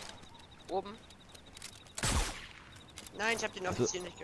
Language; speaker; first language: German; native; German